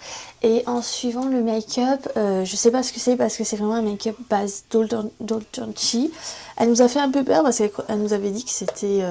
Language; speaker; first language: French; native; French